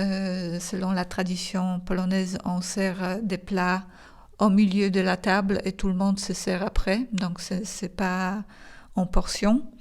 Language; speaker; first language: French; non-native, fluent; Polish